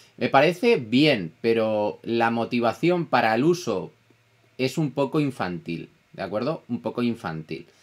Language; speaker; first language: Spanish; non-native, fluent; Italian